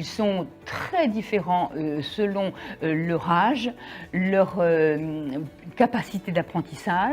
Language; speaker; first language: French; native; French